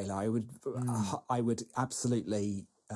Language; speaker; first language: English; native; English